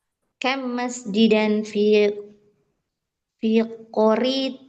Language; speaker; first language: Arabic; non-native, learner; Indonesian